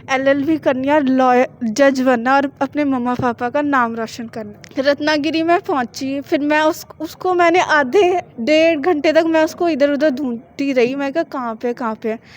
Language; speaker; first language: Hindi; non-native, local second language; Punjabi